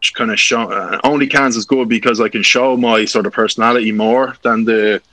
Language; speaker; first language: English; native; English